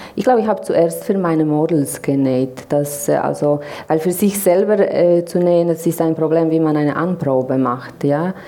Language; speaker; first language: German; non-native, fluent; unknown